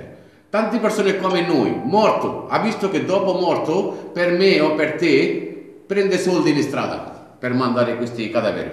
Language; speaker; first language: Italian; non-native, learner; Bangla